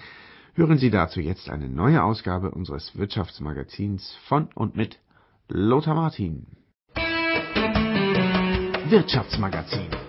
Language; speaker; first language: German; native; German